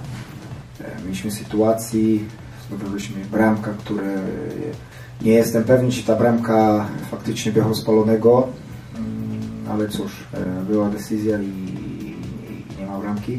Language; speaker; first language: Polish; non-native, learner; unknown